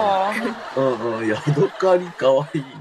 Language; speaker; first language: Japanese; native; Japanese